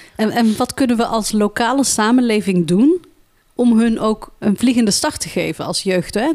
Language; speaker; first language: Dutch; early bilingual, other home language; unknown